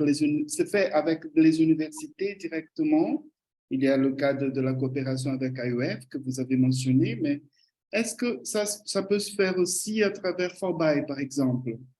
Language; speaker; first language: French; non-native, fluent; Portuguese